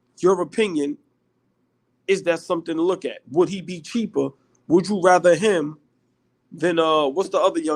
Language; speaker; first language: English; native; English